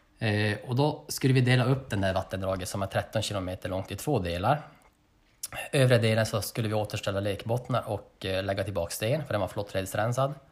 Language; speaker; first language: Swedish; native; Swedish